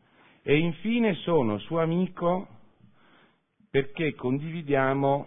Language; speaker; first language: Italian; native; Italian